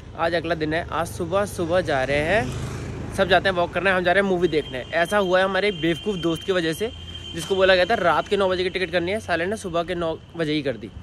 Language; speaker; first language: Hindi; native; Hindi